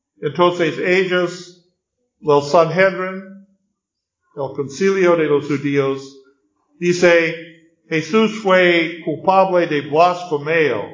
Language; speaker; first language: Spanish; non-native, learner; English